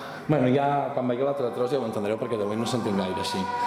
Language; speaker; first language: Catalan; native; Catalan